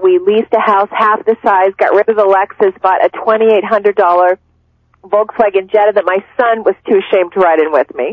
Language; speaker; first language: English; native; English